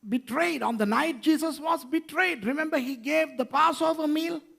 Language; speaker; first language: English; non-native, local second language; Sinhala